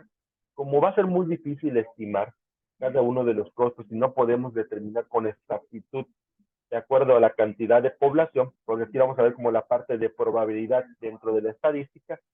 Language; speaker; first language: Spanish; native; Spanish